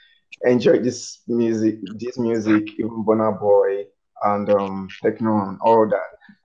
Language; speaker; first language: English; non-native, local second language; Yoruba